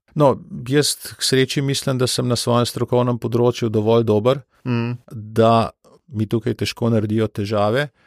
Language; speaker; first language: Slovenian; native; Slovenian